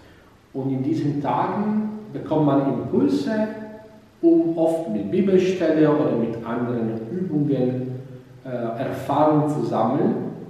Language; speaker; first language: German; non-native, fluent; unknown